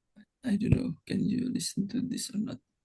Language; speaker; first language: English; non-native, fluent; Indonesian